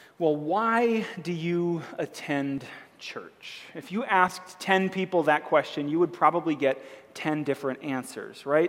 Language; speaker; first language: English; native; English